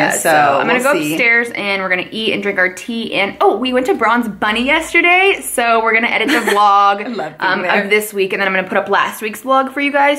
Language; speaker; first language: English; native; English